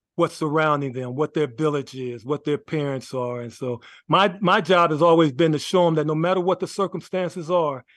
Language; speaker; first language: English; native; English